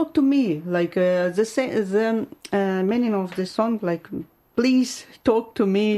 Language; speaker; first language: English; non-native, fluent; Ukrainian